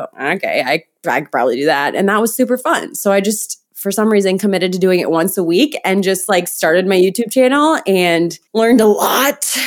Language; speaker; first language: English; native; English